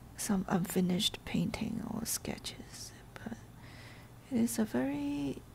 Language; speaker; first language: English; non-native, local second language; Cantonese